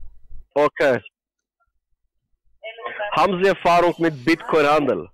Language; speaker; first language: German; non-native, fluent; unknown